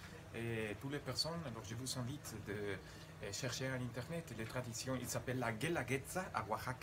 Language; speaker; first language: French; non-native, fluent; Spanish